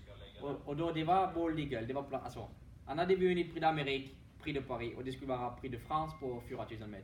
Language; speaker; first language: Swedish; non-native, fluent; French